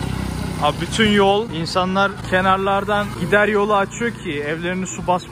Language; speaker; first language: Turkish; native; Turkish